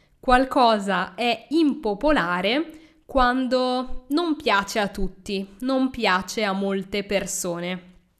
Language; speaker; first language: Italian; native; Italian